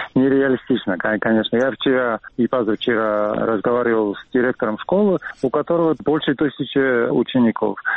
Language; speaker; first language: Russian; non-native, local second language; Georgian